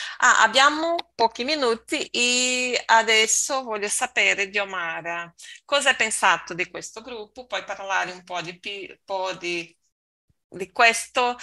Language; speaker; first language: Italian; non-native, learner; Portuguese